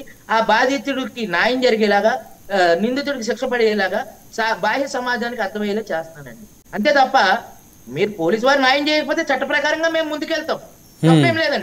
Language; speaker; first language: Telugu; native; Telugu